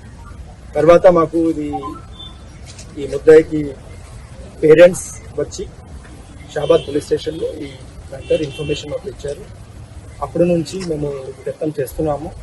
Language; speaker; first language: Telugu; non-native, local second language; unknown